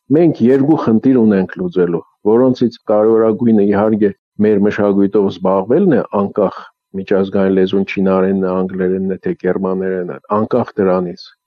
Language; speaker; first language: Armenian; early bilingual, heritage; Armenian